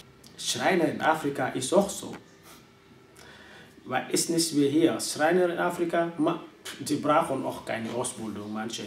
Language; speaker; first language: German; non-native, learner; French